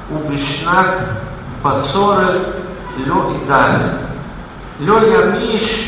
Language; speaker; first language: Hebrew; non-native, fluent; Russian